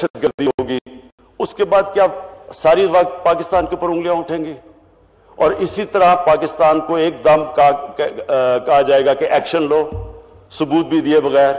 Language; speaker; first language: Urdu; native; Urdu